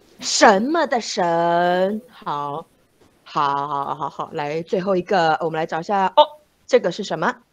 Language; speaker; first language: Chinese; native; Chinese